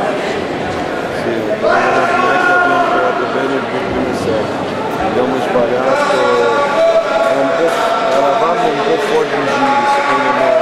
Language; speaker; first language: Italian; non-native, fluent; Portuguese